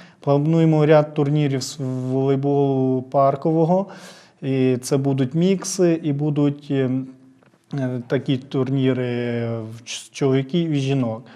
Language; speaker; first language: Ukrainian; native; Ukrainian